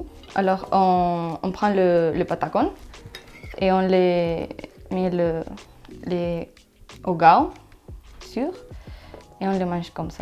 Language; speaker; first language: French; non-native, fluent; Spanish